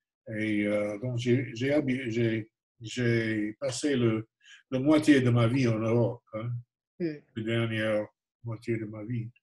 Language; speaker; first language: French; non-native, fluent; English